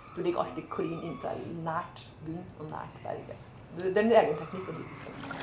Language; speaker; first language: Norwegian; native; Norwegian